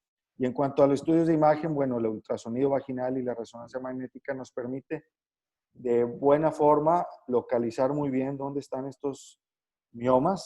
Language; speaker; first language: Spanish; native; Spanish